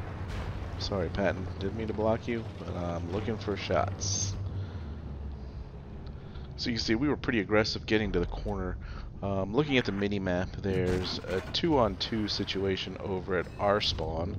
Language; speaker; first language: English; native; English